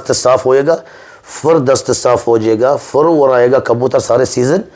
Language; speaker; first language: Hindi; non-native, learner; Arabic